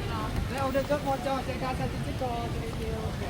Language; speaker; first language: Korean; non-native, fluent; Vietnamese